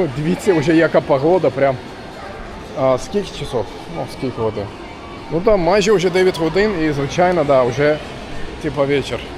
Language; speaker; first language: Ukrainian; non-native, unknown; Turkish